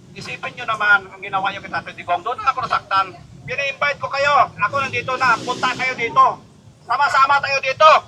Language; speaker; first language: Filipino; non-native, local second language; Cebuano